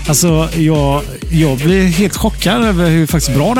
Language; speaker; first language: Swedish; native; Swedish